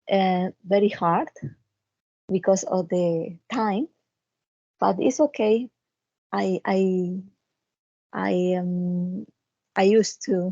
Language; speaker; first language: English; non-native, learner; Spanish